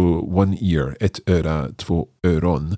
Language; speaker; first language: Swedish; non-native, learner; English